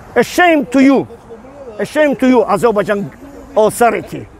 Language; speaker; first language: English; non-native, learner; Azerbaijani